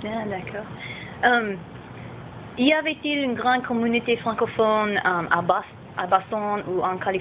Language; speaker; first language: French; non-native, learner; English